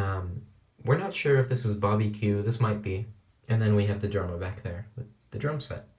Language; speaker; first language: English; native; English